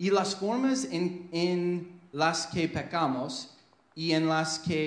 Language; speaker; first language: Spanish; non-native, fluent; English